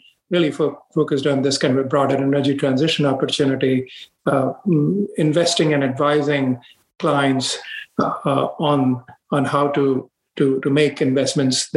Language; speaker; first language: English; non-native, local second language; Hindi